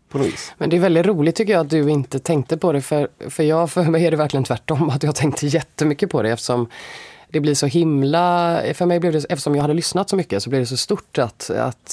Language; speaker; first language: Swedish; native; Swedish